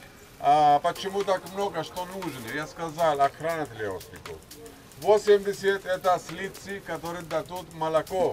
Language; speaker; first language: Russian; non-native, learner; Greek